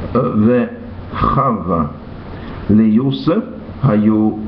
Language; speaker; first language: Hebrew; non-native, learner; English